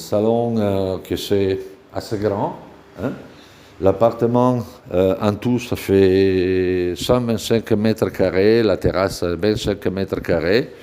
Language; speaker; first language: French; non-native, fluent; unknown